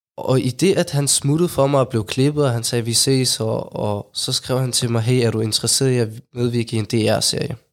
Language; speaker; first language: Danish; early bilingual, other home language; Somali